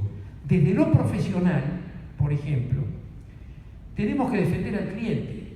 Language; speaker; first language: Spanish; native; Spanish